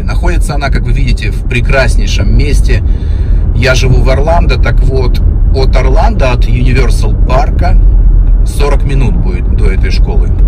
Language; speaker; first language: Russian; native; Russian